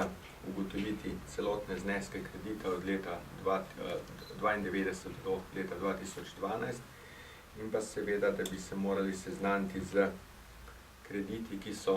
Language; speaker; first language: Slovenian; native; Slovenian